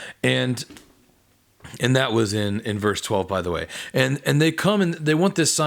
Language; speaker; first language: English; native; English